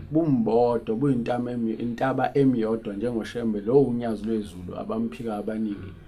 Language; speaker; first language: Zulu; native; Zulu